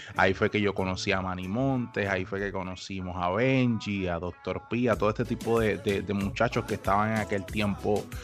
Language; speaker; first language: Spanish; native; Spanish